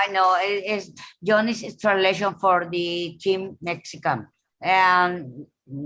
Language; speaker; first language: English; non-native, learner; Spanish